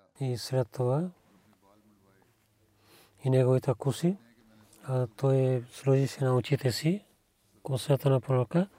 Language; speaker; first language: Bulgarian; non-native, learner; Urdu